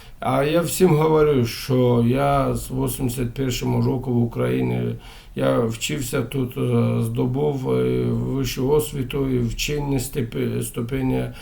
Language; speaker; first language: Ukrainian; non-native, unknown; Azerbaijani